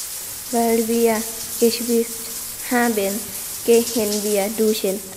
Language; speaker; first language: German; non-native, learner; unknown